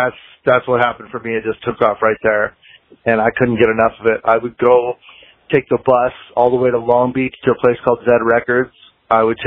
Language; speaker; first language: English; native; English